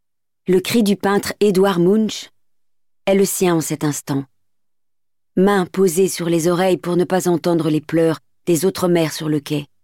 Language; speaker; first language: French; native; French